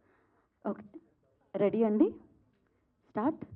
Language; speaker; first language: Telugu; native; Telugu